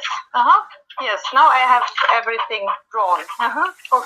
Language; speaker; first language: English; non-native, fluent; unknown